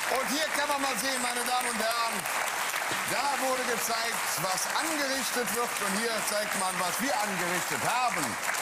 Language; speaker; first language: German; native; German